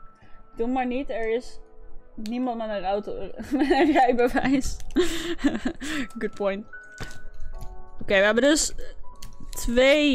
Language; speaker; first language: Dutch; native; Dutch